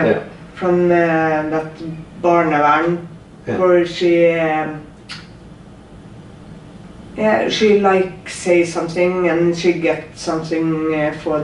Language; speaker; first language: English; non-native, learner; Norwegian